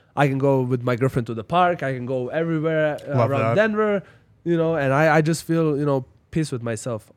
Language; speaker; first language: English; non-native, fluent; Slovenian